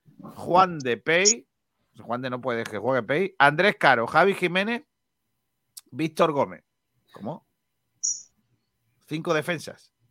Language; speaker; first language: Spanish; native; Spanish